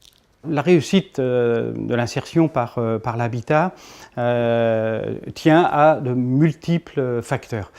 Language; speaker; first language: French; native; French